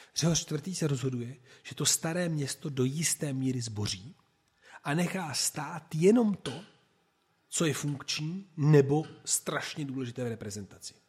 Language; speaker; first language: Czech; non-native, fluent; Italian